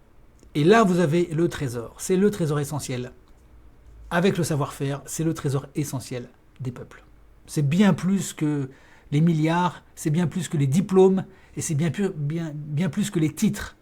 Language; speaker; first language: French; native; French